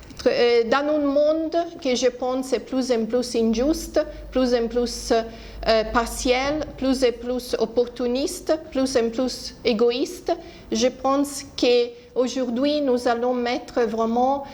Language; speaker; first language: French; non-native, fluent; Italian